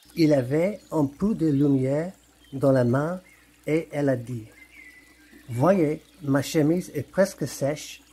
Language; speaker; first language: French; non-native, learner; English